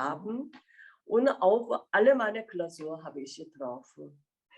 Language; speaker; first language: German; non-native, fluent; Korean